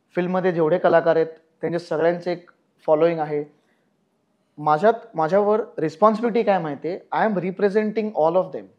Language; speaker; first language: Marathi; native; Marathi